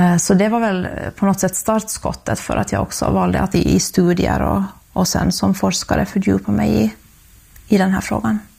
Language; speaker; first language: Swedish; native; Swedish